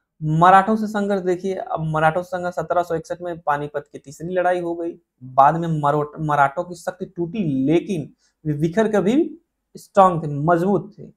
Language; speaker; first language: Hindi; native; Hindi